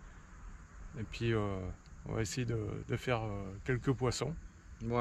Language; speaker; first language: French; native; French